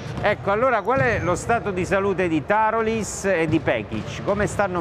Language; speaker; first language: Italian; native; Italian